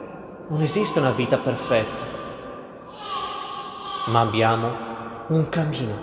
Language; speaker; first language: Italian; non-native, fluent; Portuguese